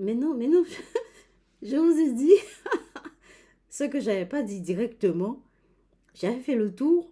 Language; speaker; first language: French; native; French